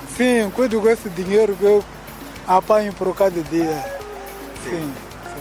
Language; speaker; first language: Portuguese; non-native, local second language; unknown